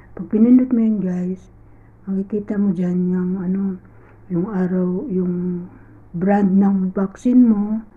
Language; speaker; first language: Filipino; non-native, local second language; Cebuano